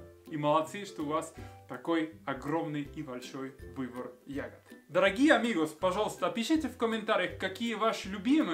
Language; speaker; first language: Russian; non-native, fluent; Spanish